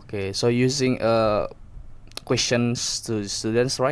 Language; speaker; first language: English; non-native, learner; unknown